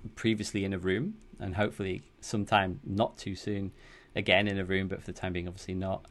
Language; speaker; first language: English; native; English